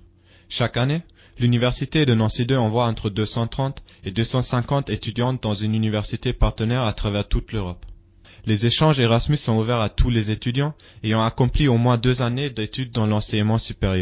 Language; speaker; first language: French; native; French